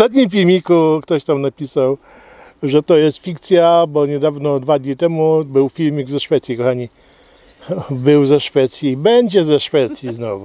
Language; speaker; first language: Polish; native; Polish